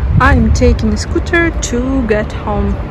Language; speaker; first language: English; non-native, fluent; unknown